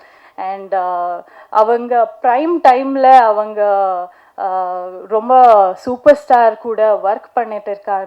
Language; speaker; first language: Tamil; non-native, learner; Kannada